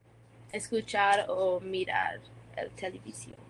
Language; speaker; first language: Spanish; non-native, learner; English